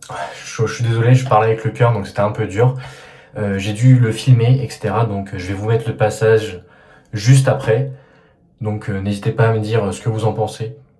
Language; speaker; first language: French; native; French